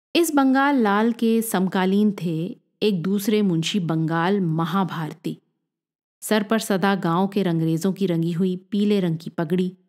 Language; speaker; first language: Hindi; native; Hindi